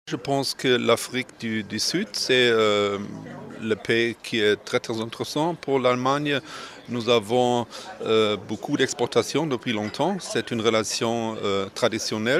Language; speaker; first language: French; non-native, fluent; German